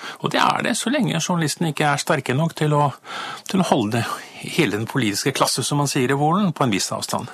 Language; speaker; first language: Norwegian; native; Norwegian